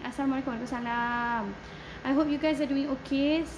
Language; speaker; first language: English; non-native, local second language; Malay